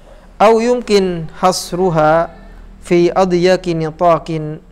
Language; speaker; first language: Arabic; non-native, fluent; Indonesian